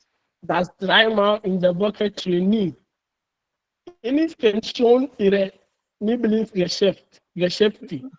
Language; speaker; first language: German; non-native, learner; Akan